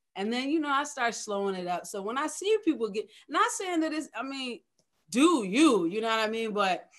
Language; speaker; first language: English; native; English